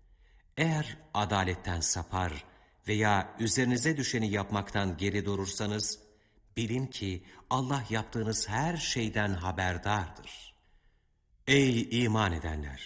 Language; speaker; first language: Turkish; native; Turkish